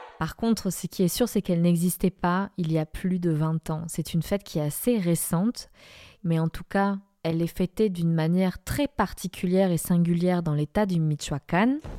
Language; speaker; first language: French; non-native, fluent; Spanish